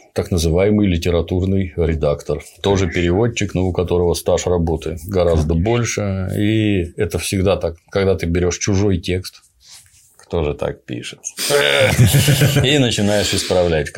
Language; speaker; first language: Russian; native; Russian